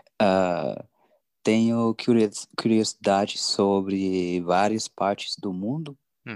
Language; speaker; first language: Portuguese; non-native, learner; English